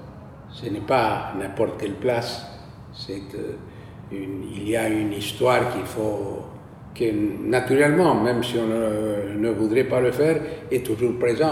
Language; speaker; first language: French; non-native, fluent; Spanish